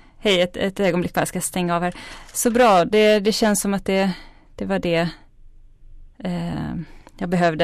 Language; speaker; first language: Swedish; native; Swedish